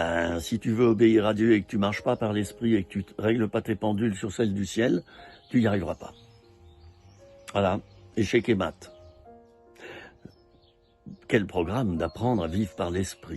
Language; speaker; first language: French; native; French